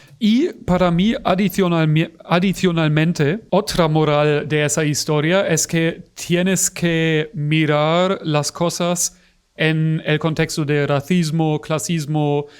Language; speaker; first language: Spanish; non-native, fluent; German